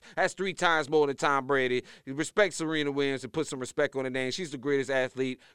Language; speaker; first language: English; native; English